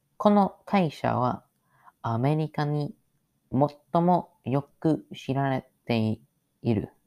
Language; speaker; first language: Japanese; non-native, learner; English